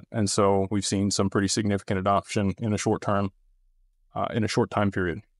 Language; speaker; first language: English; native; English